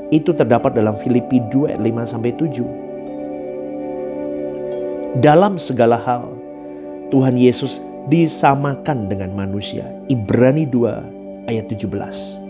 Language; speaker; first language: Indonesian; native; Indonesian